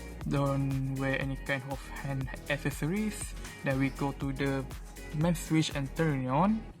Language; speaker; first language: English; non-native, local second language; Malay